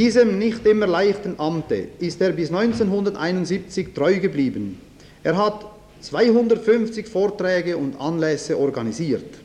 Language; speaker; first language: German; native; German